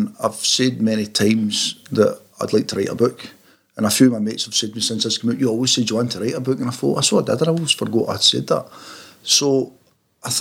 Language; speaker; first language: English; native; English